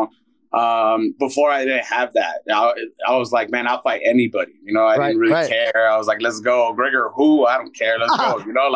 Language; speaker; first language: English; native; English